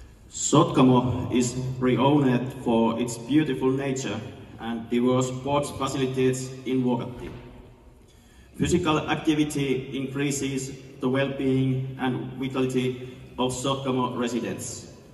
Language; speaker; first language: English; non-native, fluent; Finnish